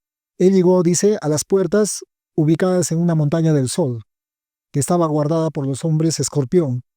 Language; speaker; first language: Spanish; native; Spanish